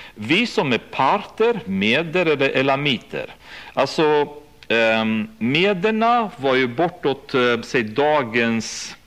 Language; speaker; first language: Swedish; native; Swedish